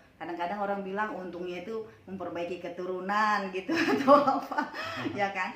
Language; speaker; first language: Indonesian; native; Indonesian